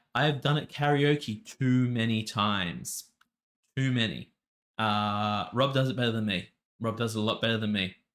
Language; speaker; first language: English; native; English